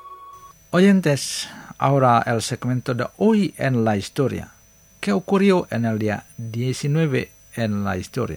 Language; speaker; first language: Spanish; non-native, fluent; Indonesian